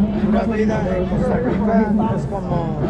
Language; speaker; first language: Spanish; non-native, learner; Serbian